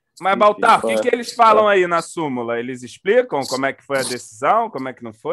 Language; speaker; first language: Portuguese; native; Portuguese